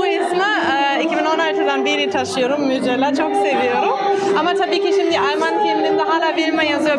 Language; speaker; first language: Turkish; non-native, fluent; German